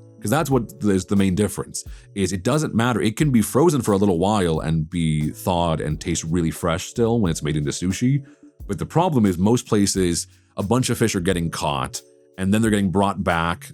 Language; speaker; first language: English; native; English